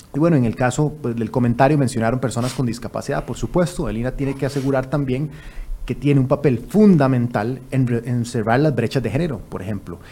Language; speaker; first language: Spanish; native; Spanish